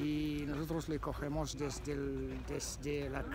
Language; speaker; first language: Spanish; non-native, learner; Arabic